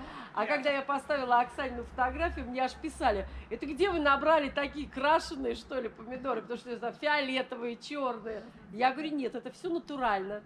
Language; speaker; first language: Russian; native; Russian